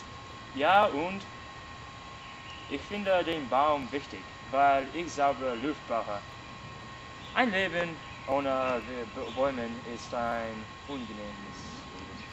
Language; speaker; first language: German; non-native, learner; English